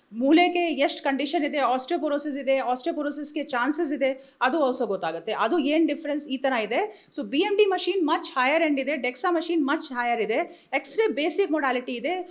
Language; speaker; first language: Kannada; non-native, learner; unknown